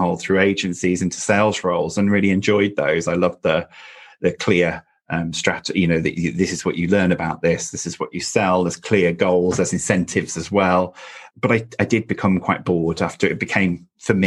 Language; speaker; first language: English; native; English